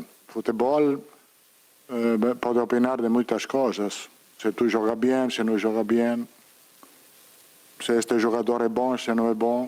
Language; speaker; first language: Portuguese; non-native, fluent; Italian